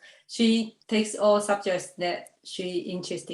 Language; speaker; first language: English; non-native, learner; Chinese